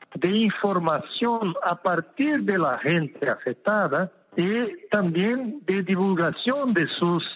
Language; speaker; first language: Spanish; non-native, fluent; Portuguese